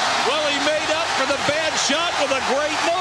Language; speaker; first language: English; native; English